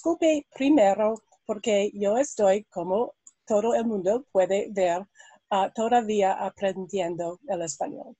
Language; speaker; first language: Spanish; non-native, learner; English